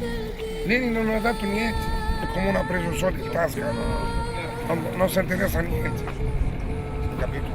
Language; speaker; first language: Italian; non-native, learner; Arabic